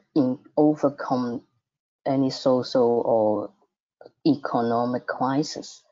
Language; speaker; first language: English; non-native, fluent; Cantonese